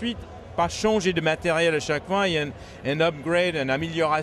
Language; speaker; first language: French; native; French